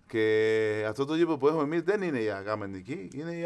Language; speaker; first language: Greek; non-native, fluent; Spanish